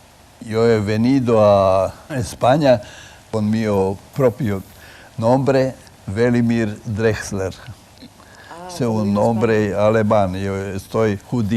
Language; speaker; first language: Spanish; non-native, learner; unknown